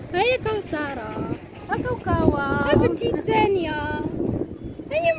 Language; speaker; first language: Arabic; native; Arabic